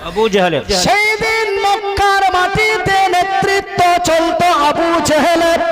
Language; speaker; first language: Bangla; native; Bangla